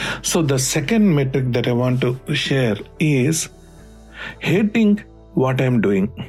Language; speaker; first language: English; non-native, local second language; Telugu